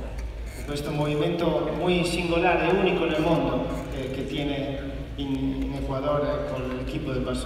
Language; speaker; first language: Spanish; non-native, learner; Italian